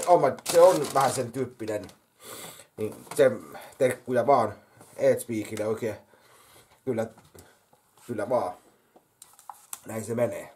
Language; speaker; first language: Finnish; native; Finnish